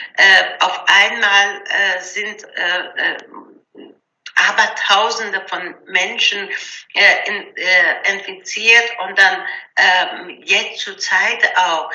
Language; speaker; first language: German; non-native, learner; Persian